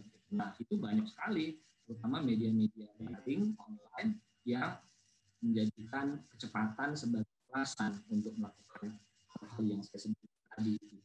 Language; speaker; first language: Indonesian; native; Indonesian